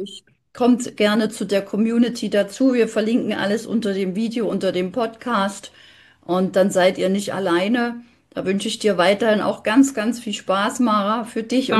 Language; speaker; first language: German; native; German